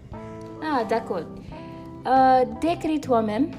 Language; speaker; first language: French; non-native, learner; English